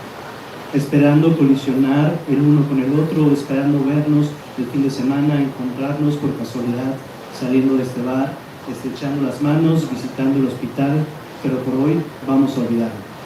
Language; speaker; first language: Spanish; native; Spanish